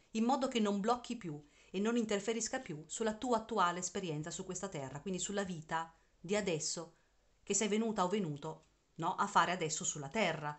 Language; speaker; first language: Italian; native; Italian